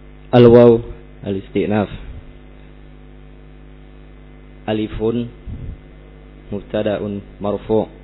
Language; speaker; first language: Arabic; non-native, learner; Indonesian